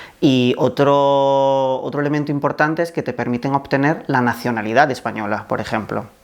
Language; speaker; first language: Spanish; native; Spanish